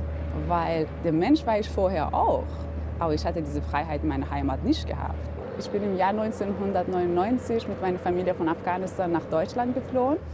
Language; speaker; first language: German; early bilingual, other home language; Persian